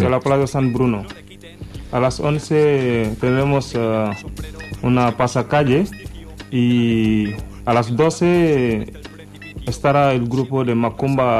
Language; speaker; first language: Spanish; non-native, learner; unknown